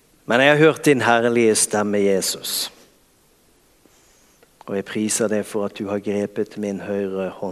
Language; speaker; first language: Norwegian; native; Norwegian